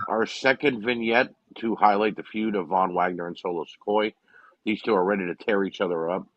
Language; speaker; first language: English; native; English